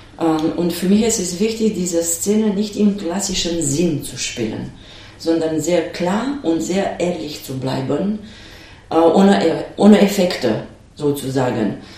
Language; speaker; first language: German; non-native, fluent; Romanian